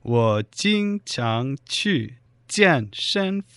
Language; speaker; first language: Chinese; non-native, learner; English